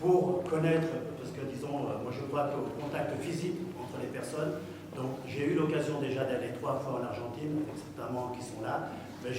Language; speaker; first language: French; native; French